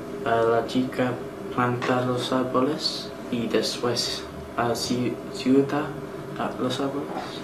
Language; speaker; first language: Spanish; non-native, learner; English